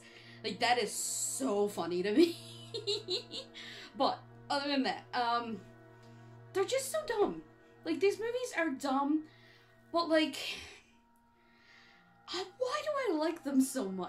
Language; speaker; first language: English; native; English